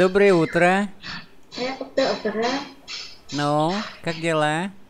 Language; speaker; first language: Russian; non-native, fluent; Vietnamese